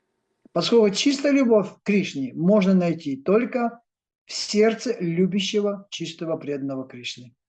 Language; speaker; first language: Russian; native; Russian